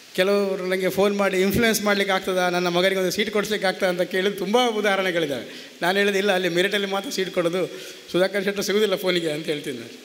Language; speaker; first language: Kannada; native; Kannada